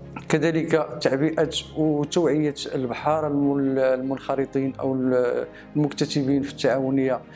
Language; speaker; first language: Arabic; native; Arabic